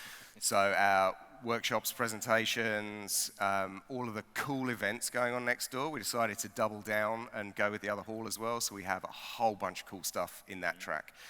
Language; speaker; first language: English; native; English